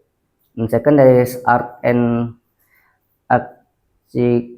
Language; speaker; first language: English; non-native, learner; Indonesian